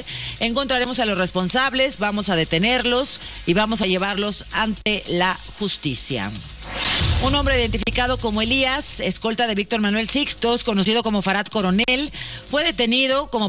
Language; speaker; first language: Spanish; native; Spanish